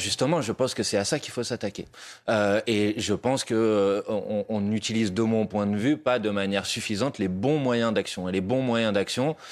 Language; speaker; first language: French; native; French